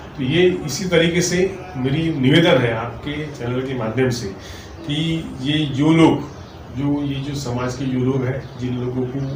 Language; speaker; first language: Hindi; native; Hindi